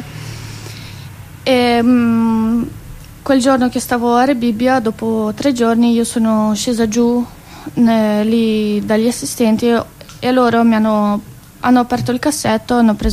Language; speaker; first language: Italian; non-native, fluent; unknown